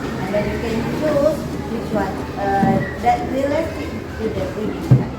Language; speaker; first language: English; non-native, learner; Indonesian